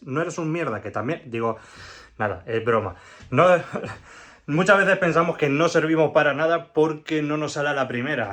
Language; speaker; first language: Spanish; native; Spanish